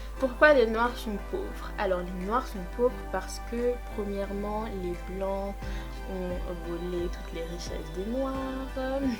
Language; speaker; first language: French; native; French